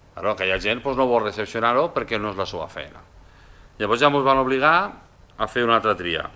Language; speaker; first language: Catalan; native; Catalan